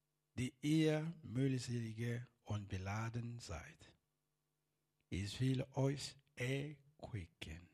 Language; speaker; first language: German; non-native, learner; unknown